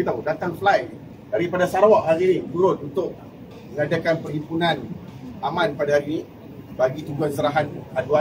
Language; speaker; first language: Malay; native; Malay